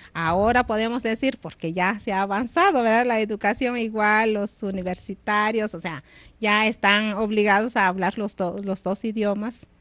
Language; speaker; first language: Spanish; non-native, local second language; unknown